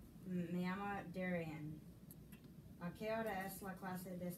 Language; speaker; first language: Spanish; non-native, learner; English